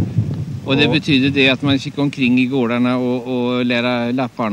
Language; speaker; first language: Swedish; native; Swedish